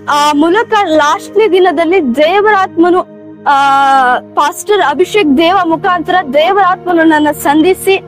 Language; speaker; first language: Kannada; native; Kannada